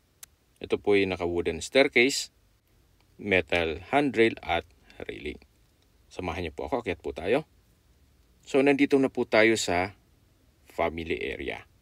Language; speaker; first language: Filipino; native; Filipino